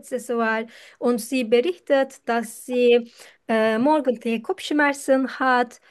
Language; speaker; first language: German; non-native, learner; Turkish